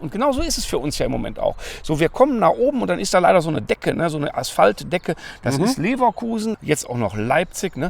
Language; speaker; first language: German; native; German